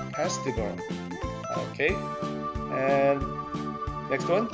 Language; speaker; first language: English; non-native, learner; Korean